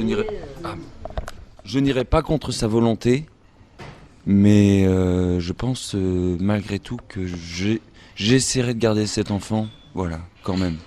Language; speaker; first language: French; native; French